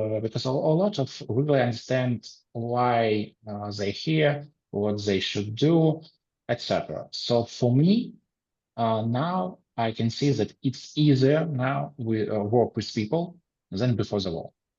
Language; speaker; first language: English; non-native, learner; Ukrainian